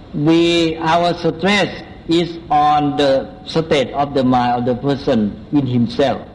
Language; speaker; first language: English; non-native, fluent; Thai